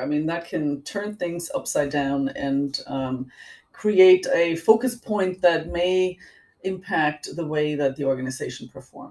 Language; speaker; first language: English; non-native, fluent; German